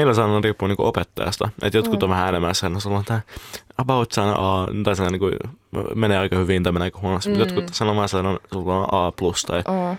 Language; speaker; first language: Finnish; early bilingual, heritage; Finnish